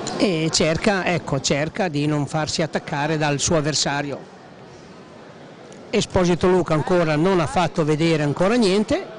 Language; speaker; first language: Italian; native; Italian